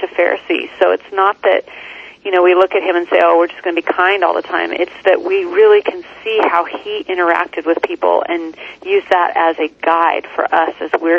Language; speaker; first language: English; native; English